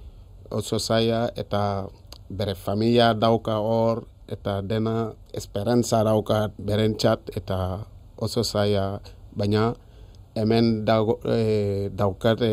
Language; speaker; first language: Basque; non-native, learner; Wolof